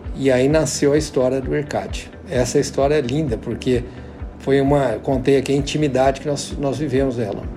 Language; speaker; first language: Portuguese; native; Portuguese